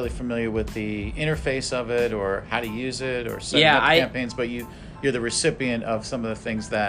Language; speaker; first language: English; native; English